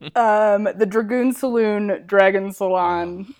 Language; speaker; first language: English; native; English